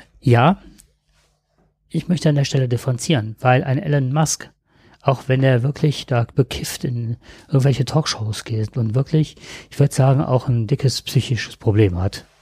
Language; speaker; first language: German; native; German